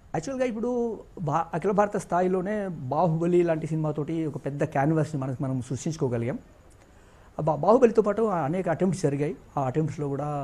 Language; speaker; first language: Telugu; native; Telugu